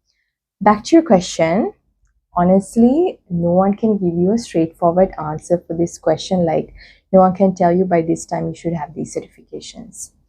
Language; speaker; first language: English; non-native, local second language; Sinhala